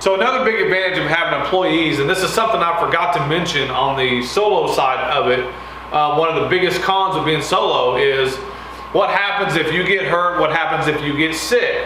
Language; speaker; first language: English; native; English